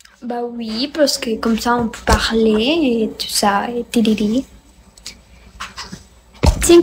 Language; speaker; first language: French; non-native, learner; Spanish